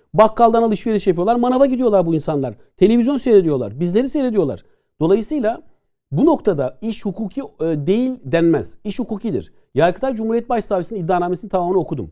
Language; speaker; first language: Turkish; native; Turkish